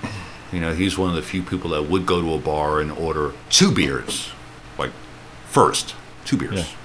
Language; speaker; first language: English; native; English